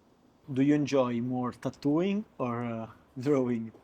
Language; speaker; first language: English; non-native, learner; Italian